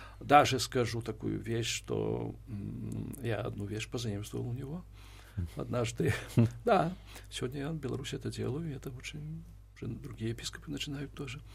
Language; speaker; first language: Russian; non-native, local second language; Belarusian